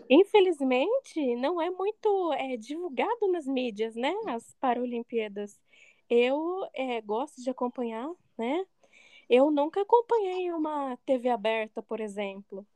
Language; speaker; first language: Portuguese; native; Portuguese